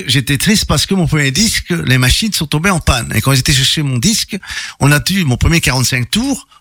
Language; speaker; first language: French; early bilingual, other home language; Italian